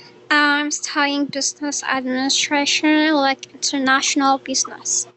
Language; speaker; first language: English; non-native, learner; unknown